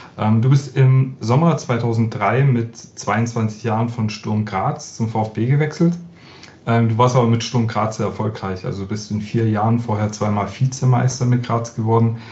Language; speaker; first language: German; native; German